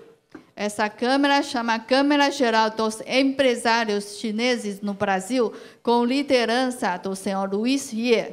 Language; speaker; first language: Portuguese; non-native, learner; Chinese